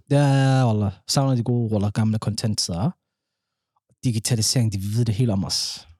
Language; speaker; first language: Danish; early bilingual, other home language; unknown